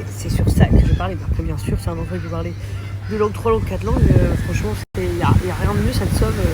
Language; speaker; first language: French; early bilingual, other home language; English